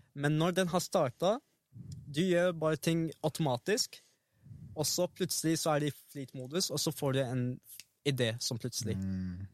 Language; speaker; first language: Norwegian; early bilingual, other home language; Arabic